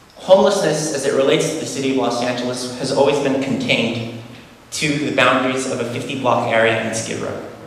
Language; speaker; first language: English; native; English